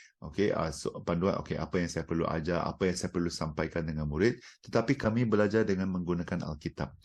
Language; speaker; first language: Malay; non-native, local second language; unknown